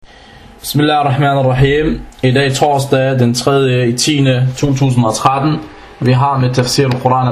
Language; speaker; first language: Danish; non-native, fluent; Arabic